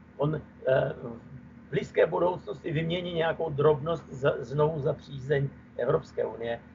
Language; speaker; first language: Czech; non-native, fluent; Russian